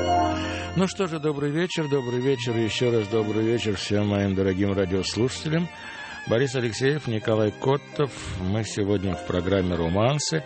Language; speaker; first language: Russian; native; Russian